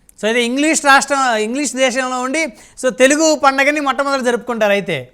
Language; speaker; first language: Telugu; native; Telugu